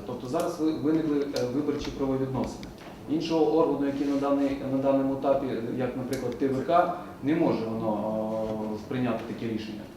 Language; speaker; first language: Ukrainian; native; Ukrainian